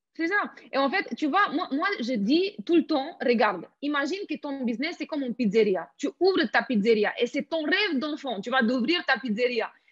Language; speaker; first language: French; non-native, fluent; Romanian